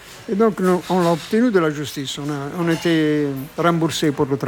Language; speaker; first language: French; non-native, fluent; Italian